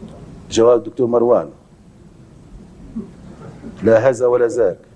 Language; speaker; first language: Arabic; native; Arabic